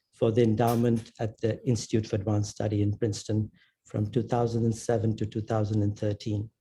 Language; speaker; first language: English; non-native, local second language; Hindi